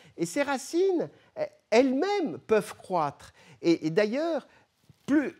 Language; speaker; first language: French; early bilingual, other home language; Arabic